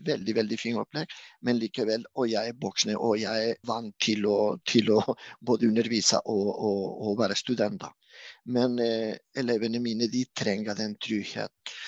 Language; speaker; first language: Norwegian; non-native, fluent; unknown